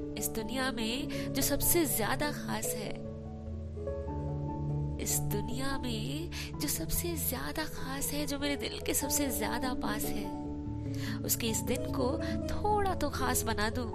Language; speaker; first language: Hindi; native; Hindi